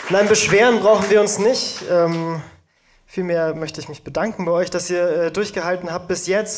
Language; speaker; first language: German; native; German